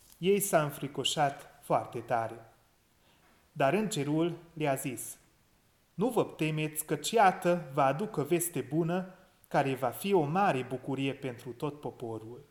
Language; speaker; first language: Romanian; non-native, local second language; Hungarian